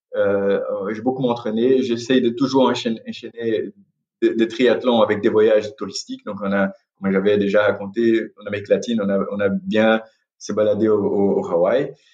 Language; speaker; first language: French; non-native, fluent; Portuguese